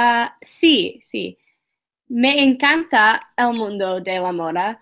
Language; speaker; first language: Spanish; non-native, learner; English